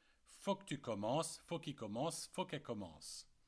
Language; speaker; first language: French; native; French